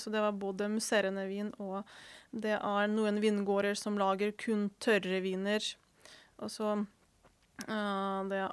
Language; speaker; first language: Norwegian; non-native, fluent; Ukrainian